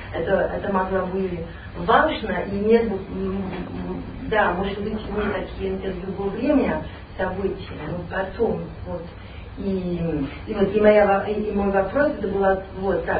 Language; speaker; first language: Russian; non-native, learner; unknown